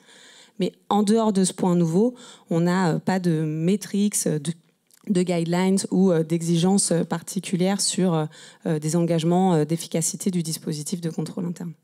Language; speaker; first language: French; native; French